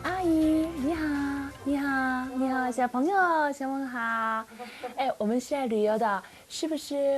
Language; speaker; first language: Chinese; non-native, learner; Korean